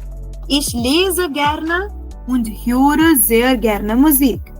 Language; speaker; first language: German; non-native, fluent; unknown